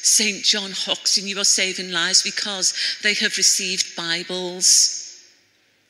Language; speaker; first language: English; native; English